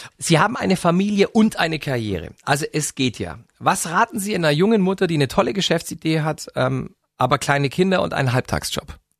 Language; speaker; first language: German; native; German